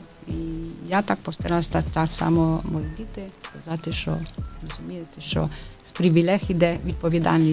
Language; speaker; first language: Ukrainian; early bilingual, heritage; Ukrainian